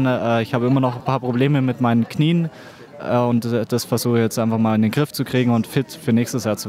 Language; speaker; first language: German; native; German